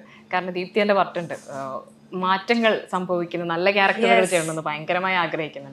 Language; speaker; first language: Malayalam; native; Malayalam